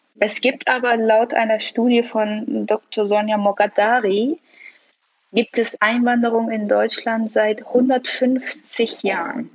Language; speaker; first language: German; early bilingual, other home language; Persian